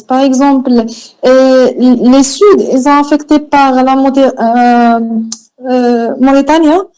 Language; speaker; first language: French; non-native, learner; Arabic